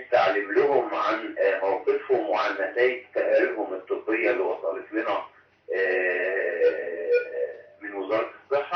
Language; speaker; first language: Arabic; native; Arabic